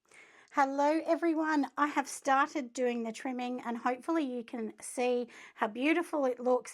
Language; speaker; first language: English; native; English